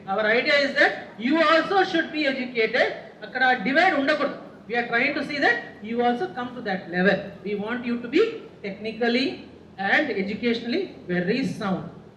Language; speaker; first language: English; non-native, local second language; Telugu